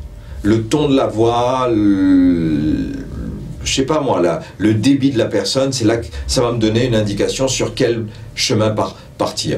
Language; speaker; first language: French; non-native, local second language; Morisyen